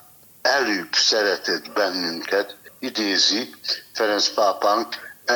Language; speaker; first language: Hungarian; native; Hungarian